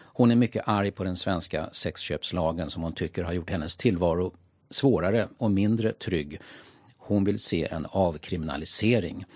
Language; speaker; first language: Swedish; native; Swedish